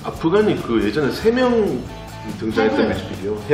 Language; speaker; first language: Korean; native; Korean